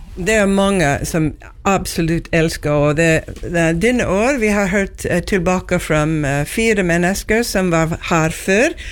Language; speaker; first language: Norwegian; non-native, learner; English